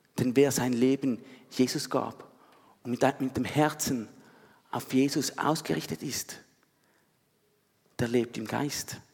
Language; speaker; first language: German; native; German